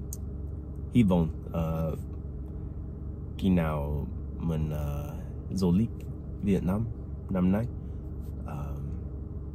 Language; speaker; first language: Vietnamese; non-native, learner; English